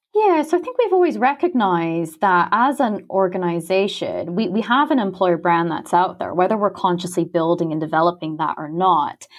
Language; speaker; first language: English; native; English